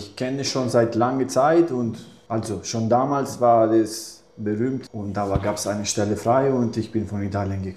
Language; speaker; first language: German; non-native, fluent; Italian